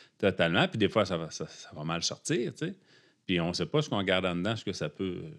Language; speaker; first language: French; native; French